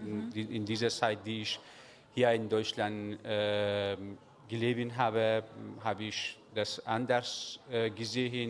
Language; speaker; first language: German; non-native, learner; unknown